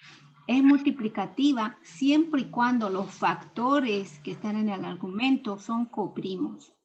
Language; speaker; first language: Spanish; native; Spanish